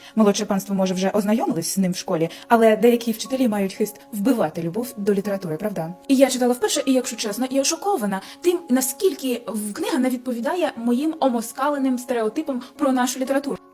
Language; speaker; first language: Ukrainian; non-native, local second language; Russian